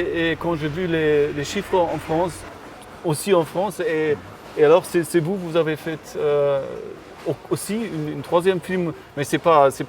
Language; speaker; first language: French; non-native, learner; German